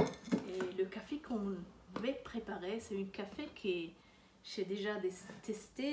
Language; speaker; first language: French; non-native, learner; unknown